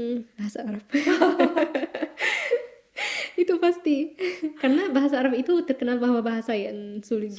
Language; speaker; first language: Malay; non-native, fluent; Arabic